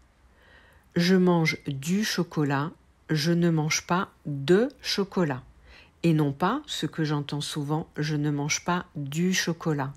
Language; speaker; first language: French; native; French